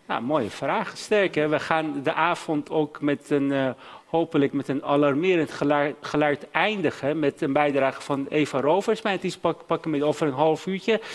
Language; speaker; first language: Dutch; native; Dutch